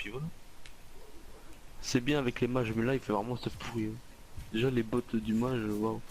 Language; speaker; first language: French; native; French